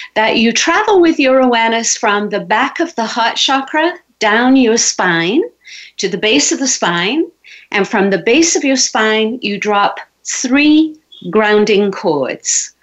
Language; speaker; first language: English; native; English